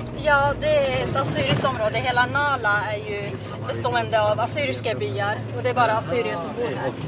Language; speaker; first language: Swedish; early bilingual, other home language; Assyrian Neo-Aramaic